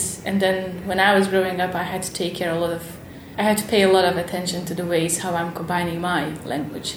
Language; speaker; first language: English; non-native, fluent; Bosnian